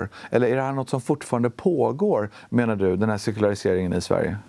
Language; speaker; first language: Swedish; native; Swedish